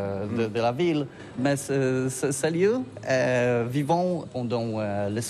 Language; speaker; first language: French; non-native, learner; Polish